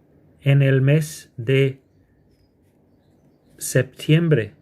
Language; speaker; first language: Spanish; non-native, fluent; English